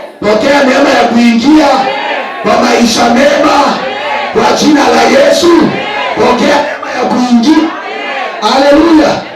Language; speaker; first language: Swahili; non-native, local second language; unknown